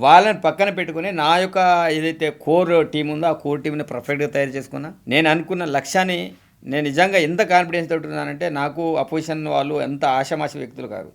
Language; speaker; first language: Telugu; non-native, local second language; Gondi